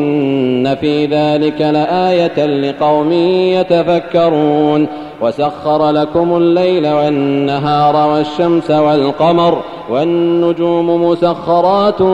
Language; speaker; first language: Arabic; native; Arabic